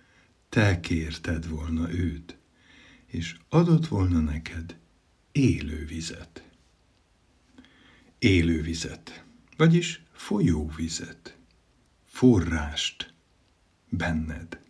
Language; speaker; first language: Hungarian; native; Hungarian